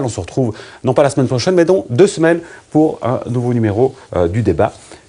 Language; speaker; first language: French; native; French